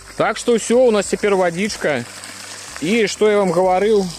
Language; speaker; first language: Russian; native; Russian